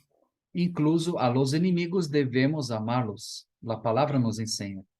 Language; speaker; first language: Spanish; non-native, fluent; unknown